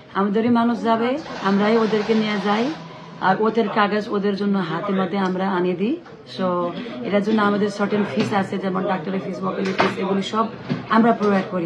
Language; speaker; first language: Bangla; non-native, fluent; Nepali